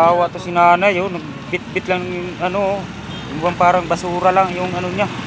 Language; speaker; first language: Filipino; non-native, local second language; Cebuano